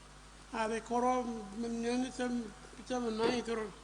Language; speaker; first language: Indonesian; non-native, local second language; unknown